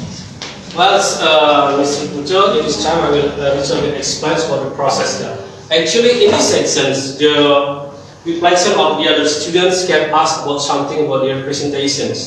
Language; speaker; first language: English; non-native, learner; Indonesian